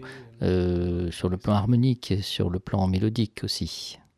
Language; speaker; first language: French; non-native, fluent; Hebrew